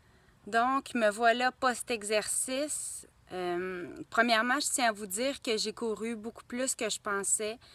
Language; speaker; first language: French; native; French